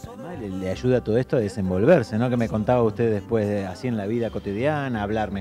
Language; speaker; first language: Spanish; native; Spanish